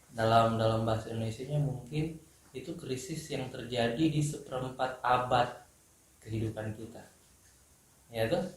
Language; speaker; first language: Indonesian; native; Indonesian